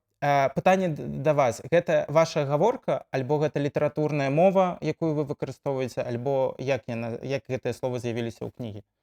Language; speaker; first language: Belarusian; non-native, local second language; Russian